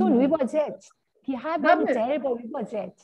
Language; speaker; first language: German; non-native, fluent; Korean